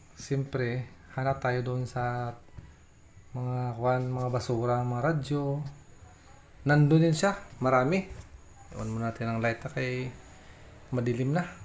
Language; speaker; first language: Filipino; non-native, local second language; Hiligaynon